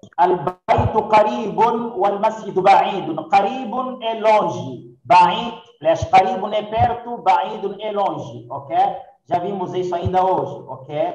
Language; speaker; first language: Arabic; non-native, fluent; Portuguese